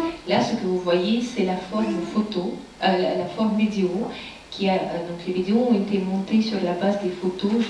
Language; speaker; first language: French; non-native, fluent; Russian